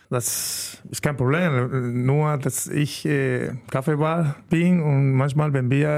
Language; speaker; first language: German; non-native, learner; Spanish